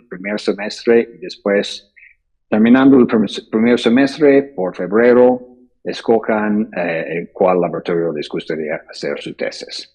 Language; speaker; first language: Spanish; non-native, fluent; English